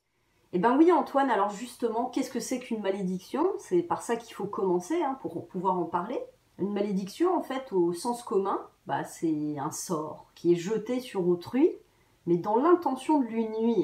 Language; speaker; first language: French; native; French